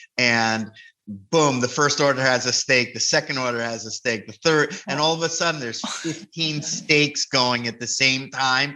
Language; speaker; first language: English; native; English